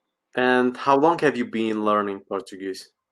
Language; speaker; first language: English; non-native, learner; Slovak